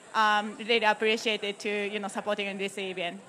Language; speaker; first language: English; non-native, fluent; Japanese